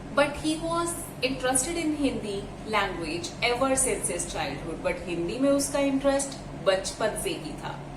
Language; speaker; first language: Hindi; native; Hindi